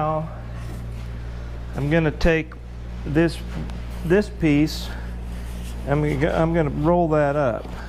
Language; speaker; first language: English; native; English